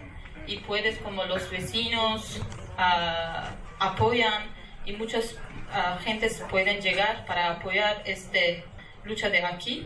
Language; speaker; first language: Spanish; non-native, learner; Kurdish